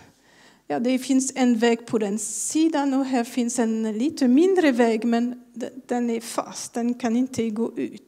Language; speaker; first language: Swedish; non-native, fluent; French